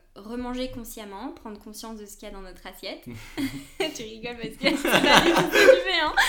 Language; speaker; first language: French; native; French